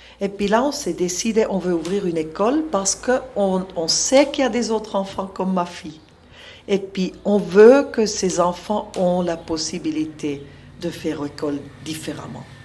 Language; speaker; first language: French; non-native, local second language; Swiss German